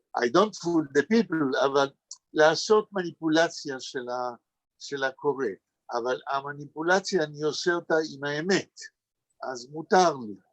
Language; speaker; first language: Hebrew; native; Hebrew